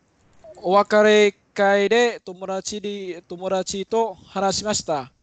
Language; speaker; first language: Japanese; non-native, learner; Vietnamese